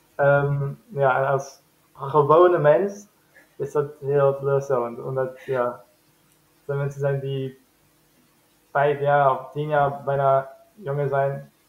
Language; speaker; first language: Dutch; non-native, fluent; German